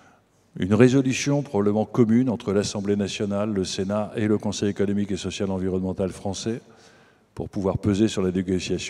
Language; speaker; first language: French; native; French